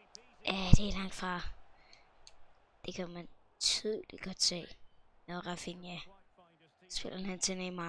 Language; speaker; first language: Danish; native; Danish